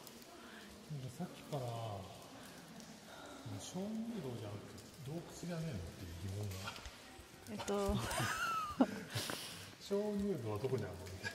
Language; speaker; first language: Japanese; native; Japanese